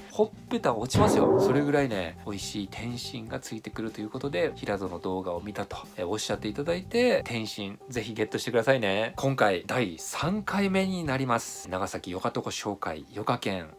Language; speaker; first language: Japanese; native; Japanese